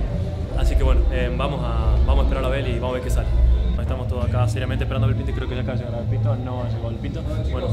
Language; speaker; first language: Spanish; native; Spanish